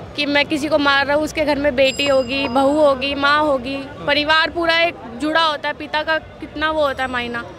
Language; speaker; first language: Hindi; native; Hindi